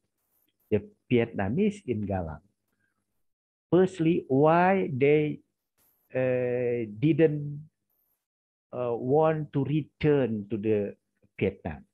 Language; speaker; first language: English; non-native, learner; Indonesian